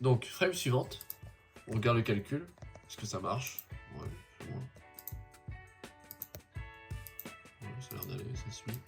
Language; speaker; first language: French; native; French